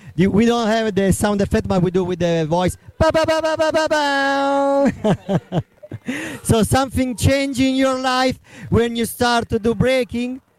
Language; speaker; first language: English; non-native, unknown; Italian